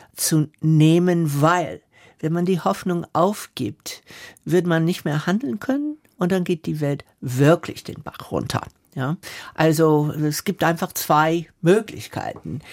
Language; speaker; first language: German; non-native, fluent; English